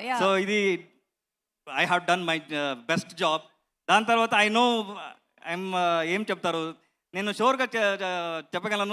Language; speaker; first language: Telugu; non-native, local second language; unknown